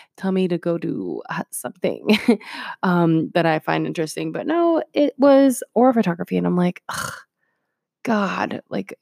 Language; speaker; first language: English; early bilingual, other home language; Spanish